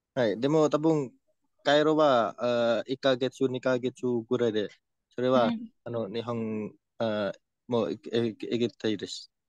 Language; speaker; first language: Japanese; non-native, fluent; Indonesian